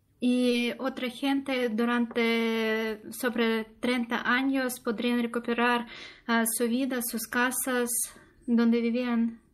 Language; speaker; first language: Spanish; non-native, learner; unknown